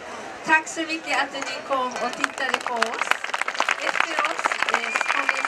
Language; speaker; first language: Swedish; non-native, learner; Japanese